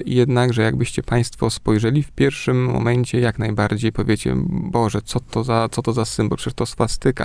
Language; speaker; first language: Polish; native; Polish